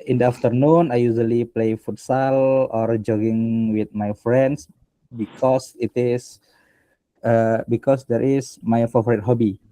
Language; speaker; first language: English; non-native, learner; Indonesian